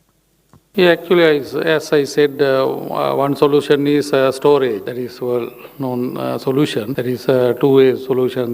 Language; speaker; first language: English; non-native, local second language; Sinhala